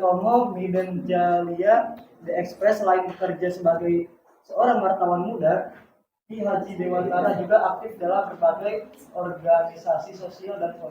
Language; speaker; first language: Indonesian; native; Indonesian